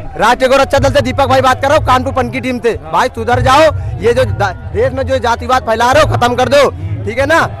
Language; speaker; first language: Hindi; native; Hindi